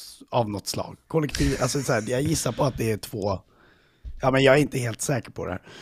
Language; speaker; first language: Swedish; native; Swedish